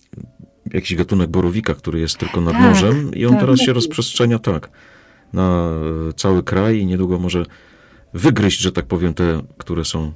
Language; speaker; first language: Polish; native; Polish